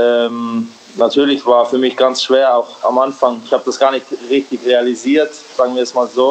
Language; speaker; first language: German; early bilingual, other home language; Serbian